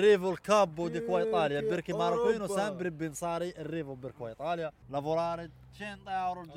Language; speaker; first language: Italian; non-native, learner; Arabic